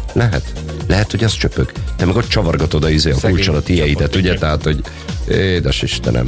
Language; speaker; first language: Hungarian; native; Hungarian